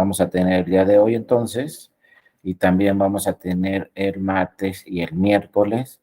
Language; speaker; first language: Spanish; native; Spanish